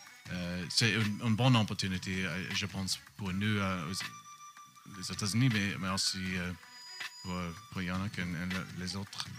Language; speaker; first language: French; non-native, learner; English